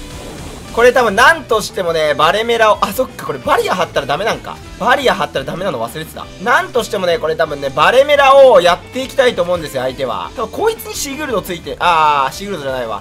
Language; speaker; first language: Japanese; native; Japanese